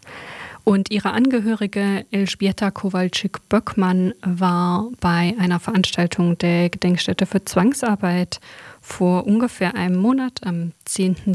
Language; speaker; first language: German; native; German